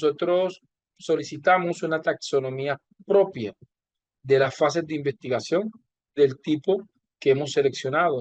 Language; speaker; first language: Spanish; native; Spanish